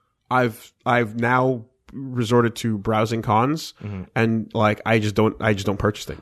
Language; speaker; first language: English; native; English